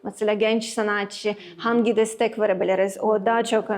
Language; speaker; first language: Turkish; non-native, learner; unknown